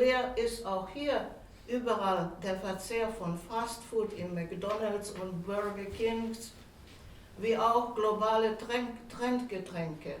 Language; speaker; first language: German; non-native, fluent; Hungarian